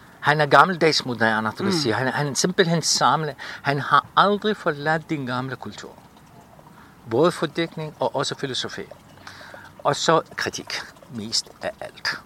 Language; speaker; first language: Danish; non-native, fluent; Arabic